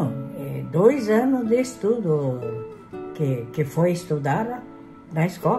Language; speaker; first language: Portuguese; non-native, local second language; Japanese